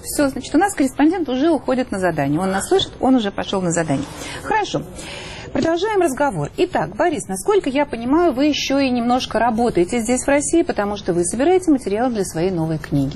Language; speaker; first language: Russian; native; Russian